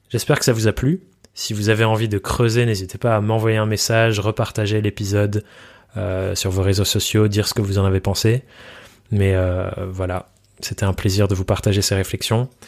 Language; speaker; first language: French; native; French